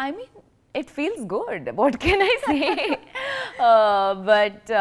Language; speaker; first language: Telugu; non-native, learner; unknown